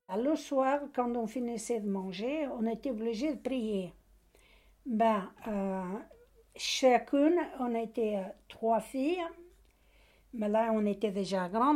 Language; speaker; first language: French; non-native, learner; Portuguese